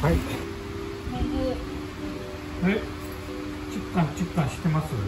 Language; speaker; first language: Japanese; native; Japanese